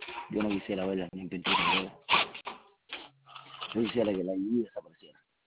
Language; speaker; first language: Spanish; native; Spanish